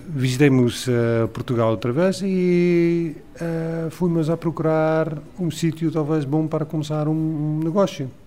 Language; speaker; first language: Portuguese; non-native, learner; Dutch